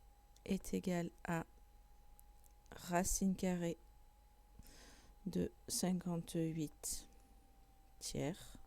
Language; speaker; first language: French; native; French